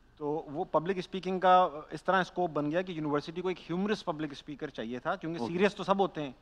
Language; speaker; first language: Urdu; native; Urdu